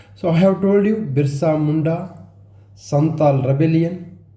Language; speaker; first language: English; non-native, local second language; Kannada